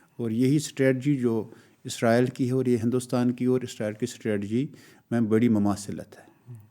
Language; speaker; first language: Urdu; non-native, local second language; Kashmiri